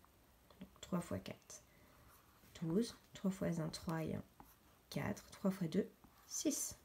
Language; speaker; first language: French; native; French